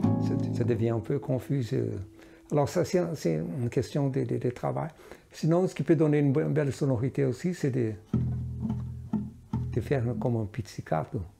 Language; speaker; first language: French; non-native, fluent; Portuguese